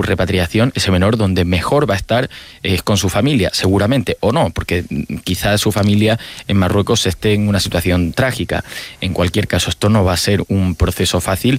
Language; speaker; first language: Spanish; native; Spanish